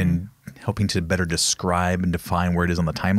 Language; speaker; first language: English; native; English